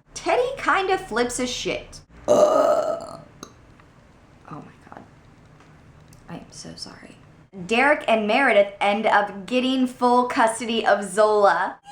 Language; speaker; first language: English; native; English